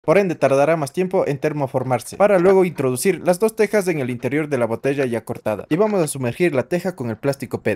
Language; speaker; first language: Spanish; native; Spanish